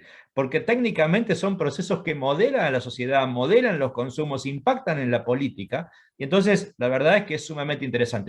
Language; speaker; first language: Spanish; native; Spanish